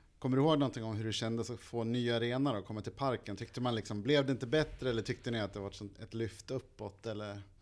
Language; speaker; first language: Swedish; native; Swedish